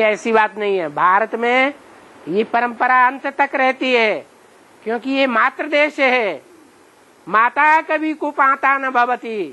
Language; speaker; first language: Hindi; native; Hindi